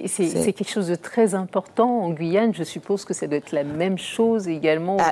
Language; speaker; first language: French; native; French